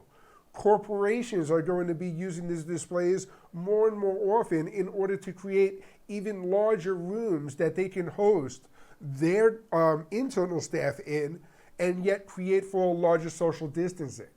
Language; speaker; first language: English; native; English